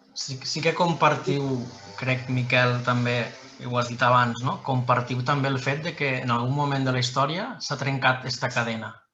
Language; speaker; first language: Catalan; native; Catalan